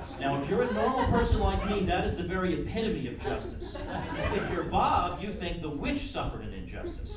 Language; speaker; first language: English; native; English